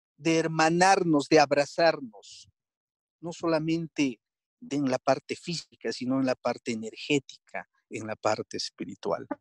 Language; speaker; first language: Spanish; non-native, local second language; Quechua